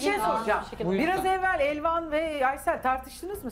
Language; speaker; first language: Turkish; native; Turkish